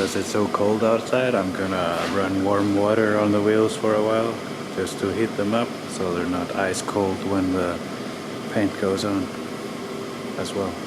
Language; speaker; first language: English; non-native, fluent; Icelandic